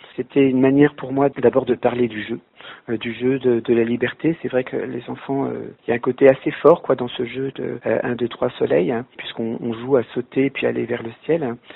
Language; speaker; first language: French; native; French